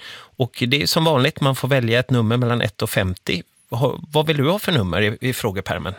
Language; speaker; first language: Swedish; native; Swedish